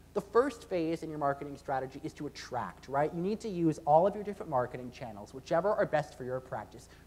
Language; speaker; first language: English; native; English